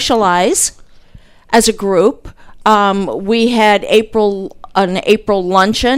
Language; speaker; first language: English; native; English